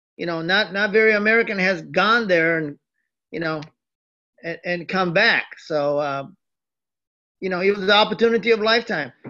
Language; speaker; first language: English; early bilingual, other home language; Japanese